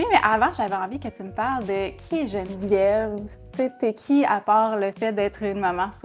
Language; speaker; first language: French; native; French